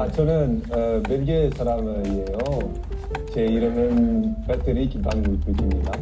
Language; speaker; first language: Korean; non-native, fluent; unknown